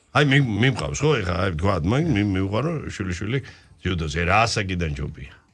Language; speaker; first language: Georgian; native; Georgian